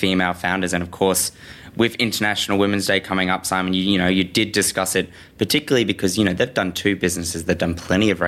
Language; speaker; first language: English; native; English